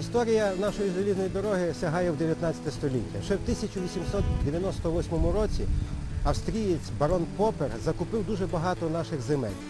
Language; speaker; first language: Ukrainian; native; Ukrainian